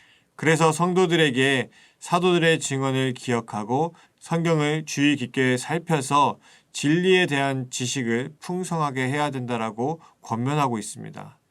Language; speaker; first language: Korean; native; Korean